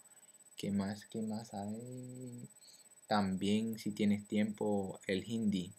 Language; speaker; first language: Spanish; non-native, learner; French